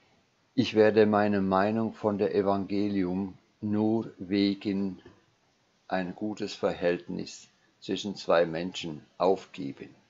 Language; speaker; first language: German; non-native, fluent; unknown